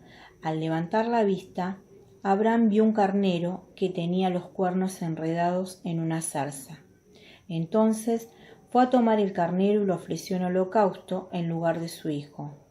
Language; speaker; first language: Spanish; native; Spanish